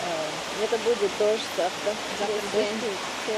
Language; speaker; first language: Russian; early bilingual, heritage; Russian